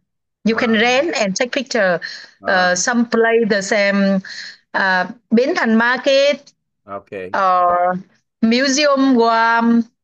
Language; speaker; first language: English; non-native, learner; Vietnamese